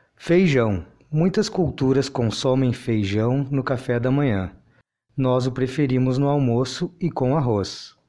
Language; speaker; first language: Portuguese; native; Portuguese